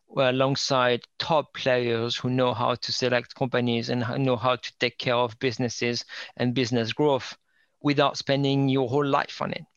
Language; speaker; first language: English; non-native, fluent; French